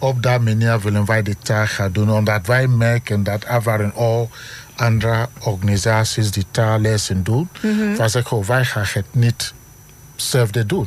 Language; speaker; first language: Dutch; non-native, fluent; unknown